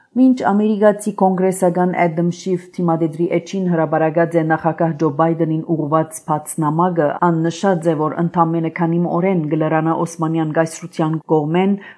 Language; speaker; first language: Armenian; native; Armenian